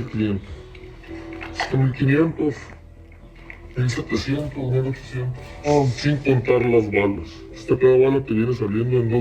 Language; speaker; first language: Spanish; native; Spanish